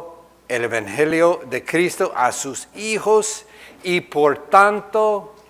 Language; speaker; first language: Spanish; non-native, fluent; English